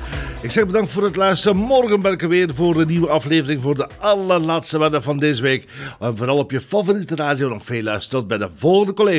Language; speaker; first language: Dutch; native; Dutch